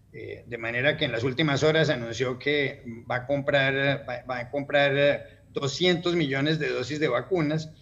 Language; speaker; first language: Spanish; native; Spanish